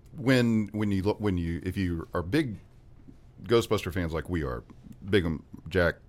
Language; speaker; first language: English; native; English